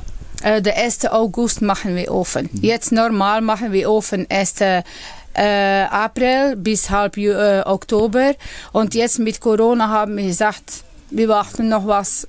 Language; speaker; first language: German; non-native, learner; Dutch